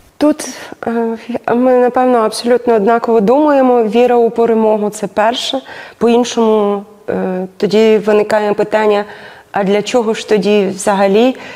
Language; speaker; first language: Ukrainian; native; Ukrainian